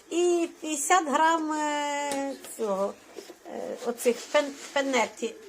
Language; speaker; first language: Ukrainian; native; Ukrainian